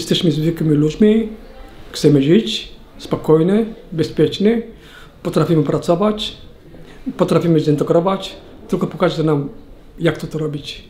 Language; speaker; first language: Polish; non-native, learner; Somali